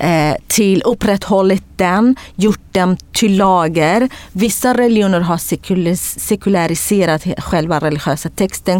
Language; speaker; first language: Swedish; non-native, fluent; Kurdish